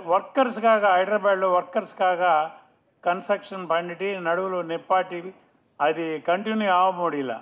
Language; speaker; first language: Tamil; non-native, local second language; Telugu